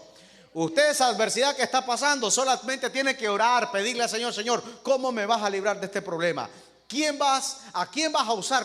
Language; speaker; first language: Spanish; native; Spanish